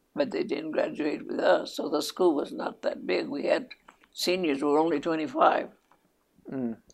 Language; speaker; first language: English; early bilingual, other home language; Spanish